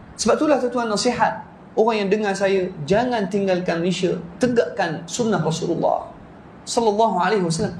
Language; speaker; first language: Malay; non-native, fluent; Arabic